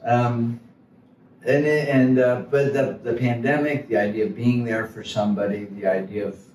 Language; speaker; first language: English; native; English